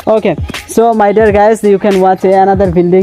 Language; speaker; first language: English; non-native, learner; Bangla